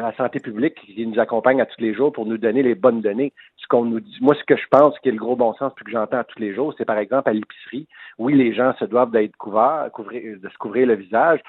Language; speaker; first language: French; native; French